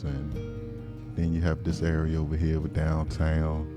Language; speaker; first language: English; native; English